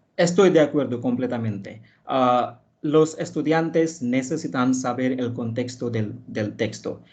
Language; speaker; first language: Spanish; non-native, fluent; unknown